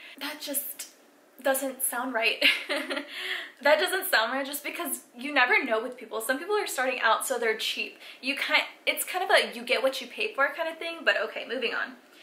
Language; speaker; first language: English; early bilingual, other home language; Spanish